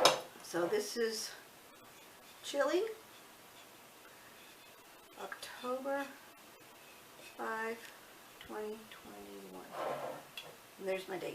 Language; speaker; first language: English; native; English